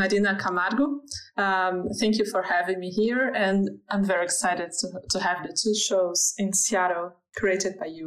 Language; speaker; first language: English; non-native, fluent; Portuguese